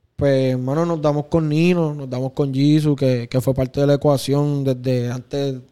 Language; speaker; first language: Spanish; native; Spanish